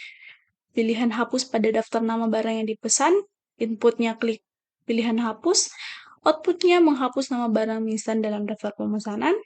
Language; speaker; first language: Indonesian; native; Indonesian